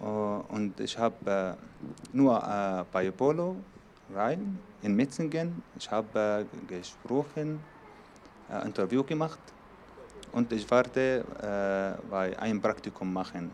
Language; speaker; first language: German; non-native, learner; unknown